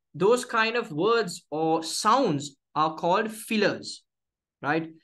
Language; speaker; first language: English; non-native, local second language; Sinhala